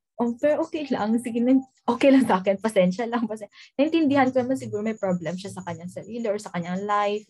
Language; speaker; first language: Filipino; non-native, local second language; Hiligaynon